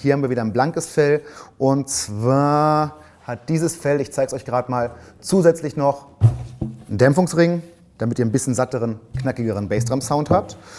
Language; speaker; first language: German; native; German